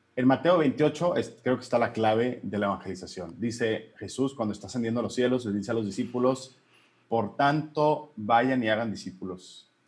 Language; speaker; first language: Spanish; native; Spanish